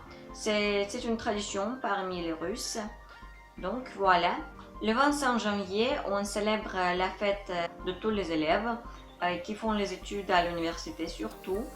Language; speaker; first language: French; non-native, fluent; Russian